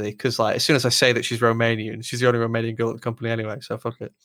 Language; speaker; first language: English; native; English